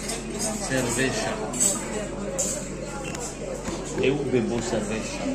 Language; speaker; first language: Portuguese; non-native, learner; French